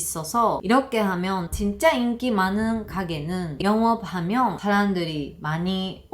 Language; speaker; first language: Korean; non-native, learner; Japanese